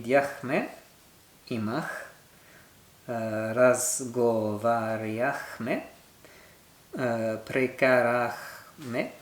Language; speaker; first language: Bulgarian; non-native, learner; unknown